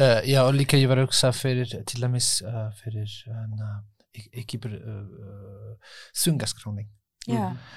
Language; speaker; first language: Icelandic; non-native, learner; French